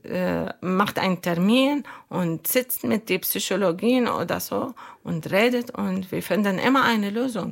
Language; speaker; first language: German; non-native, learner; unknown